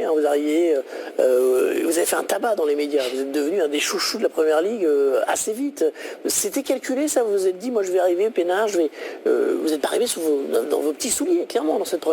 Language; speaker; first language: French; native; French